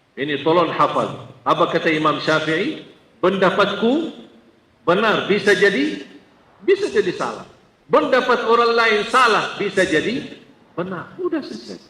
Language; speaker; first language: Malay; non-native, fluent; Arabic